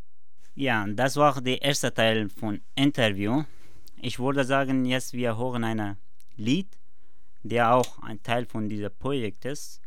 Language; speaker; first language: German; non-native, learner; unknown